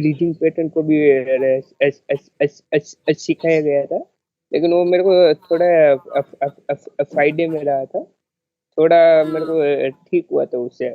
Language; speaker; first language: Hindi; non-native, local second language; Gujarati